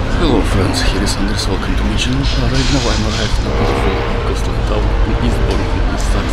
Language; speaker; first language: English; non-native, learner; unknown